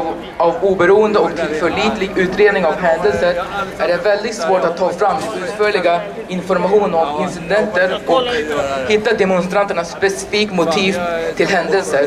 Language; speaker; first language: Swedish; non-native, learner; Uyghur